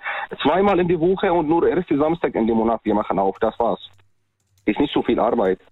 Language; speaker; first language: German; non-native, learner; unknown